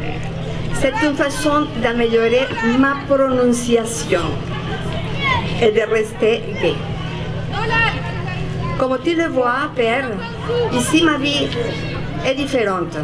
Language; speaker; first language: French; non-native, fluent; Spanish